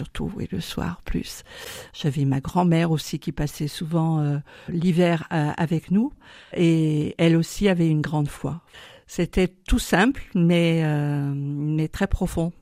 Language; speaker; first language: French; native; French